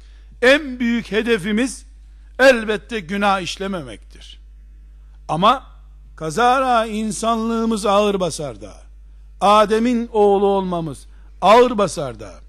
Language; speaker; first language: Turkish; native; Turkish